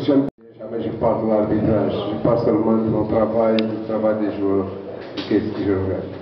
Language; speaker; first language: French; non-native, fluent; Portuguese